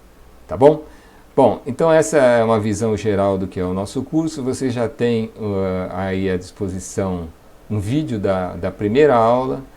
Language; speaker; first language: Portuguese; native; Portuguese